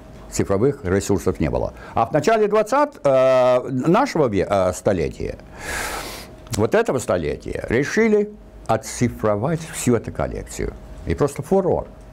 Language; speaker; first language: Russian; non-native, fluent; English